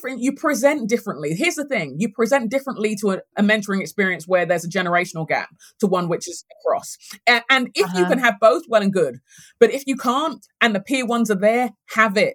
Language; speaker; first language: English; native; English